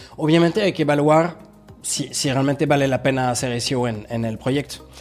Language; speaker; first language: Spanish; non-native, fluent; French